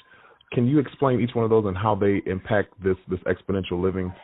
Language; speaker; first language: English; native; English